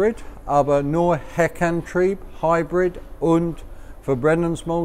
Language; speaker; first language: German; non-native, fluent; English